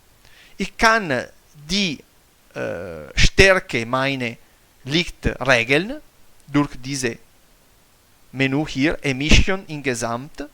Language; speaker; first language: German; non-native, fluent; Italian